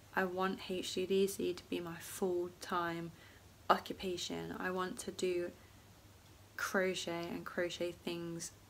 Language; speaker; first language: English; native; English